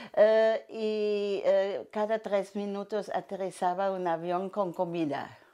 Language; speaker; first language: Spanish; non-native, fluent; German